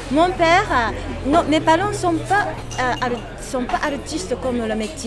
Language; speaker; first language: French; non-native, learner; Japanese